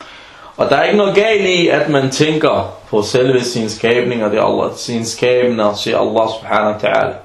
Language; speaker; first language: Danish; non-native, fluent; Arabic